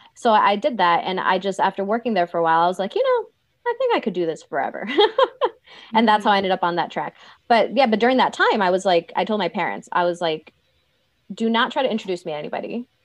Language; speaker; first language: English; early bilingual, other home language; Urdu